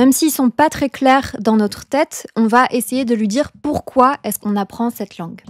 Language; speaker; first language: French; native; French